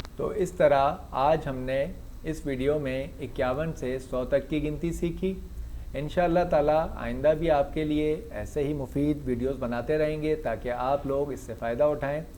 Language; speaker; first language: Urdu; native; Urdu